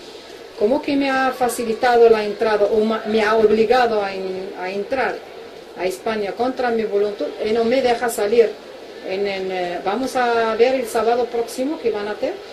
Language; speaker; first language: Spanish; non-native, local second language; Arabic